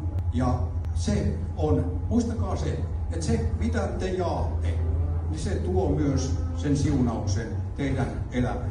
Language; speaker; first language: Finnish; native; Finnish